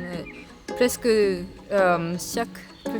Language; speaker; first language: French; non-native, learner; Japanese